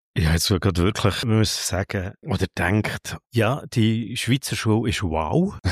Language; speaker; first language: German; native; German